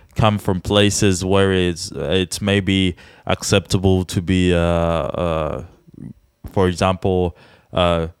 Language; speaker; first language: English; non-native, fluent; Czech